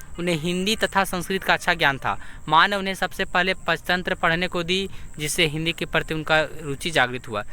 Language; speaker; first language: Hindi; native; Hindi